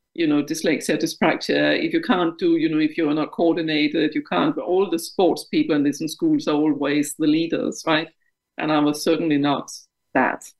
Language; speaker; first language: English; non-native, fluent; Danish